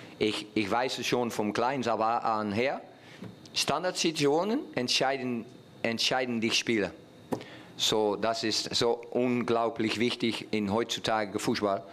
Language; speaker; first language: German; non-native, fluent; Dutch